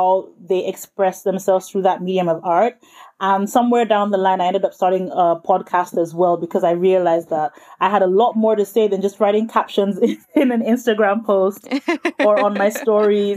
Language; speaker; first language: English; non-native, local second language; Yoruba